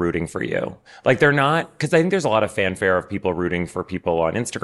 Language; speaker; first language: English; native; English